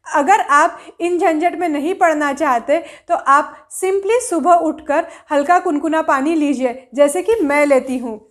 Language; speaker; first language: Hindi; non-native, local second language; Marathi